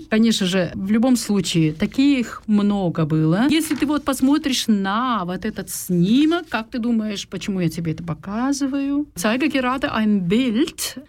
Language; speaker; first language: Russian; non-native, local second language; Kazakh